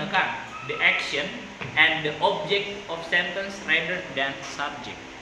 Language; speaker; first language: English; non-native, learner; Indonesian